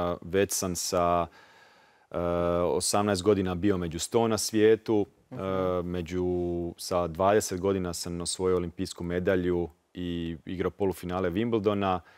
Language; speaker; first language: Croatian; native; Croatian